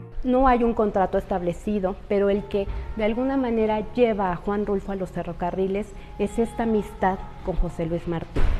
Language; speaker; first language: Spanish; native; Spanish